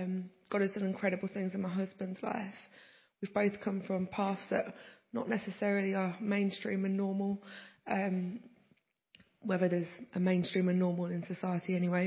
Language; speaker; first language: English; native; English